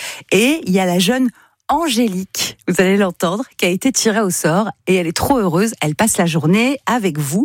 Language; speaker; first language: French; native; French